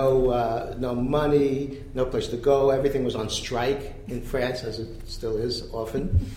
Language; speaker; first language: English; native; English